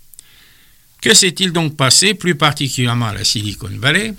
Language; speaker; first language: French; native; French